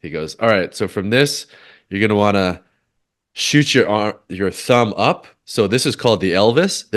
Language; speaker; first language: English; native; English